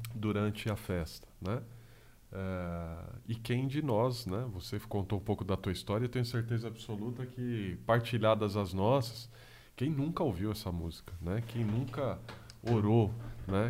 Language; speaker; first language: Portuguese; native; Portuguese